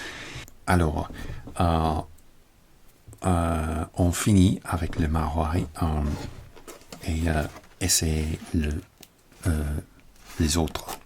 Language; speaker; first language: French; non-native, learner; English